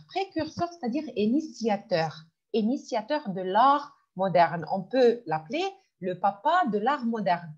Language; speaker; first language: French; non-native, fluent; Arabic